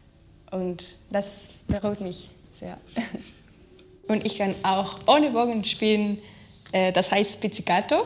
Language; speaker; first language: German; non-native, fluent; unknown